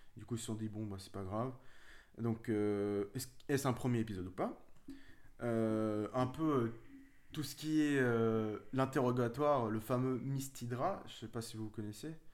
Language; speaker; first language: French; early bilingual, other home language; Arabic